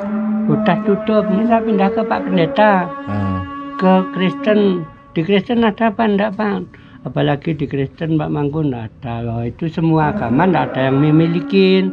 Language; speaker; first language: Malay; non-native, local second language; Javanese